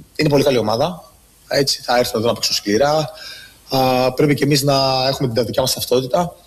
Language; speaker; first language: Greek; early bilingual, other home language; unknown